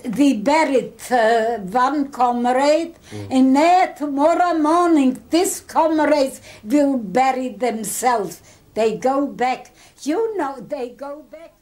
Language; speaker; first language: English; early bilingual, other home language; Polish